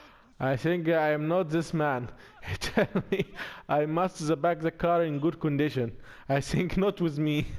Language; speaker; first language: English; non-native, learner; Arabic